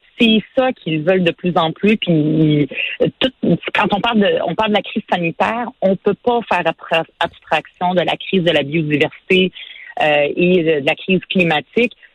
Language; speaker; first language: French; early bilingual, other home language; Arabic